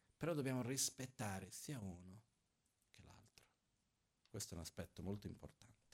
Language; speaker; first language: Italian; non-native, fluent; Portuguese